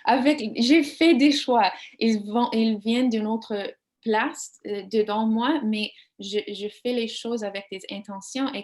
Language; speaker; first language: French; non-native, learner; English